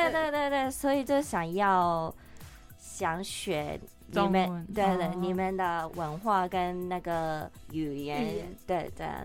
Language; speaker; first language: Chinese; non-native, fluent; Japanese